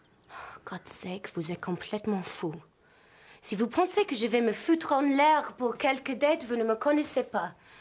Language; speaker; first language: French; non-native, fluent; English